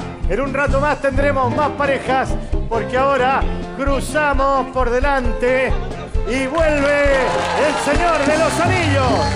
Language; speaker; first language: Spanish; native; Spanish